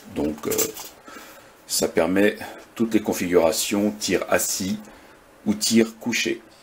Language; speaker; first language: French; native; French